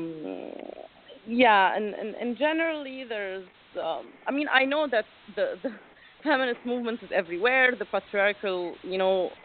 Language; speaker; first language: English; non-native, fluent; Arabic